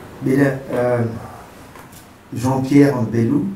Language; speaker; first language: German; non-native, fluent; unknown